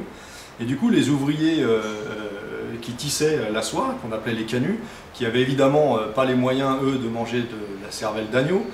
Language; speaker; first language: French; native; French